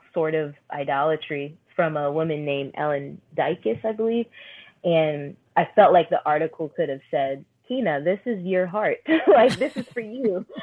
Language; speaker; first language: English; native; English